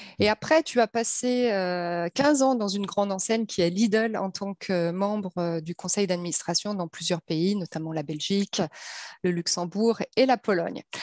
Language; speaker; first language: French; native; French